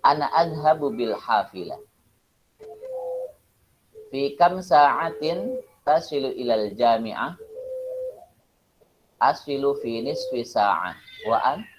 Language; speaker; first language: Arabic; non-native, fluent; Indonesian